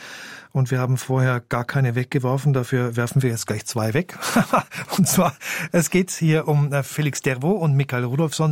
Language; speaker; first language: German; native; German